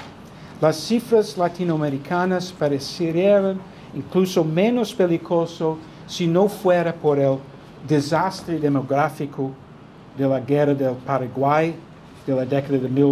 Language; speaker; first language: Spanish; non-native, fluent; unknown